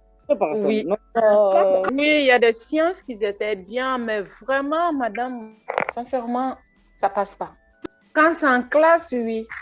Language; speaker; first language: French; non-native, learner; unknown